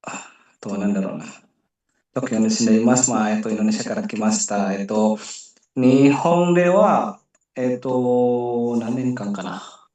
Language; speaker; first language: Japanese; non-native, fluent; Indonesian